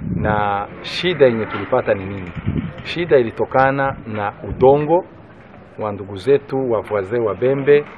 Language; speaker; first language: Swahili; non-native, local second language; Kinyarwanda